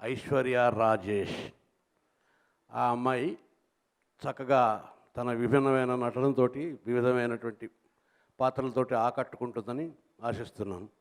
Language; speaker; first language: Telugu; native; Telugu